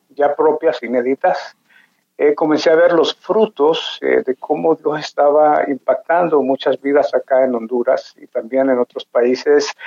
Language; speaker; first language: Spanish; native; Spanish